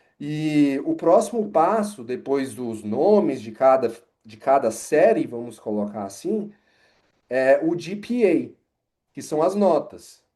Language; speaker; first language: Portuguese; native; Portuguese